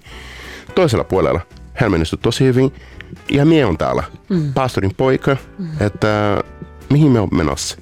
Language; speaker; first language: Finnish; non-native, fluent; Portuguese